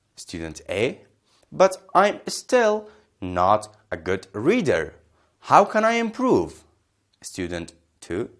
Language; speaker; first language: English; non-native, fluent; Persian